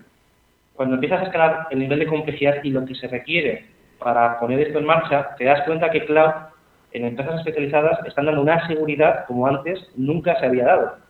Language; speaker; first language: Spanish; native; Spanish